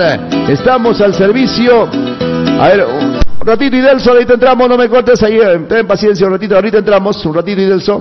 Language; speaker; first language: Spanish; native; Spanish